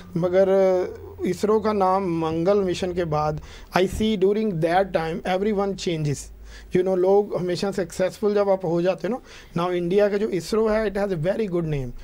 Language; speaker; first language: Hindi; non-native, local second language; Punjabi